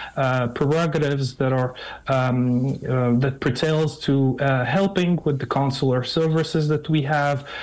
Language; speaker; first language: English; non-native, fluent; French